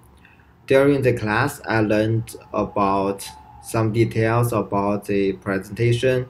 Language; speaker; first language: English; non-native, learner; Chinese